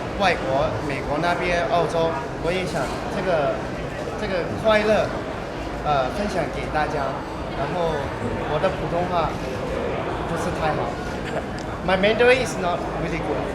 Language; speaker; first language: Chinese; early bilingual, heritage; Chinese